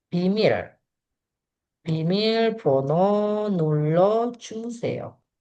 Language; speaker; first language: Korean; non-native, fluent; Indonesian